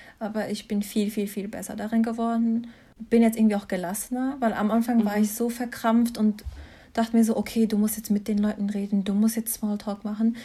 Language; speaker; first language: German; early bilingual, other home language; Turkish